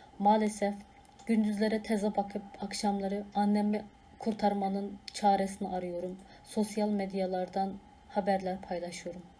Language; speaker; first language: Turkish; non-native, fluent; Uyghur